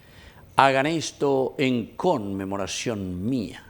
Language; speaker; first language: Spanish; native; Spanish